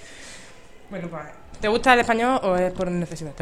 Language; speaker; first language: Spanish; native; Spanish